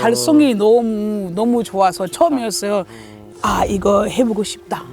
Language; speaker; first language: Korean; non-native, fluent; French